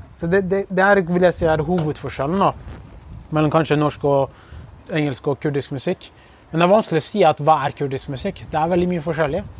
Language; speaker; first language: Norwegian; early bilingual, other home language; Kurdish